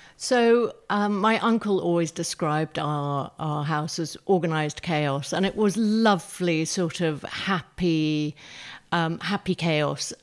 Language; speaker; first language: English; native; English